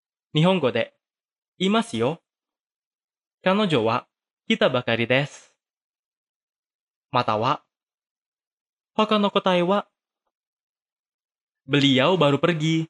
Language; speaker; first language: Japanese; non-native, fluent; Indonesian